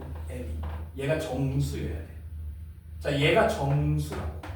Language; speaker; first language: Korean; native; Korean